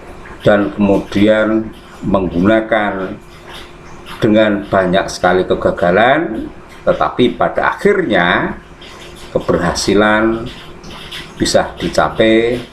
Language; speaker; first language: Indonesian; native; Indonesian